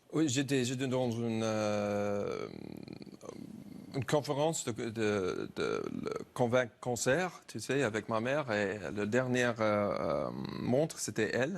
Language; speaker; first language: French; non-native, learner; English